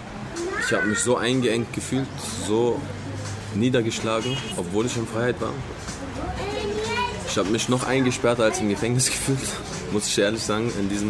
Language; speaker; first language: German; early bilingual, other home language; Albanian